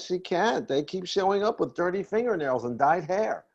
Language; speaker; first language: English; native; English